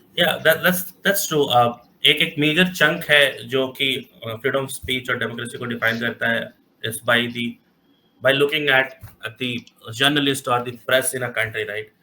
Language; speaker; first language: Hindi; native; Hindi